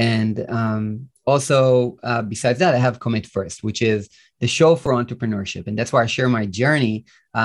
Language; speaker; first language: English; non-native, fluent; Hebrew